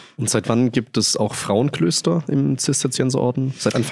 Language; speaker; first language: German; native; German